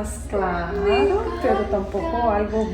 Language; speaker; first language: Spanish; native; Spanish